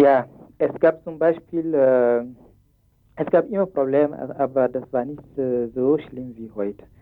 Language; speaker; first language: German; non-native, fluent; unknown